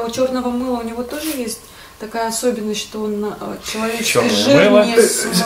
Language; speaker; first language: Russian; native; Russian